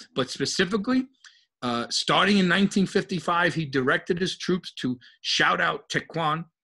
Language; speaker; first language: English; native; English